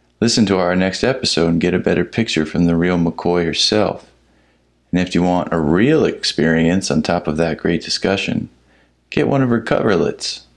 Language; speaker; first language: English; native; English